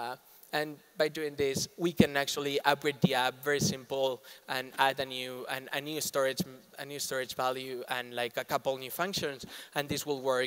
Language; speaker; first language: English; non-native, fluent; Spanish